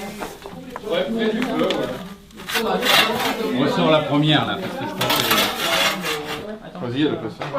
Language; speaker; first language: French; native; French